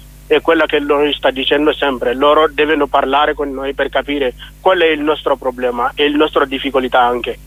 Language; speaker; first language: Italian; non-native, learner; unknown